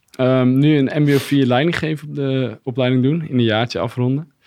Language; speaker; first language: Dutch; native; Dutch